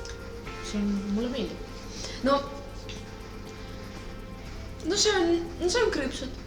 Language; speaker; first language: Estonian; non-native, local second language; Russian